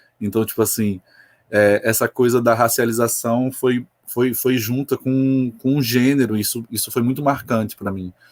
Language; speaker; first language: Portuguese; native; Portuguese